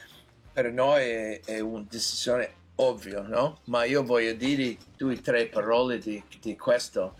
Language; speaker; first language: Italian; non-native, learner; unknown